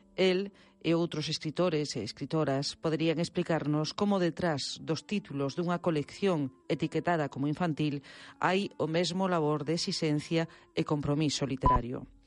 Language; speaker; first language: Galician; native; Galician